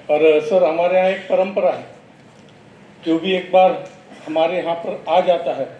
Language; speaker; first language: Hindi; non-native, local second language; Marathi